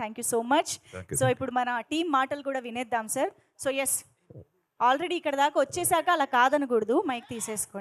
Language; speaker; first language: Telugu; native; Telugu